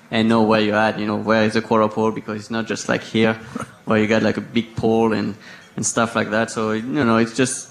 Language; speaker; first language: English; non-native, fluent; French